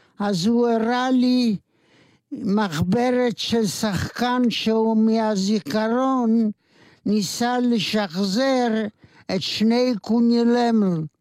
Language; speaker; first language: Hebrew; non-native, fluent; Yiddish